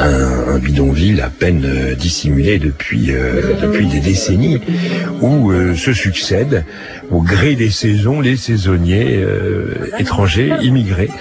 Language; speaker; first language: French; native; French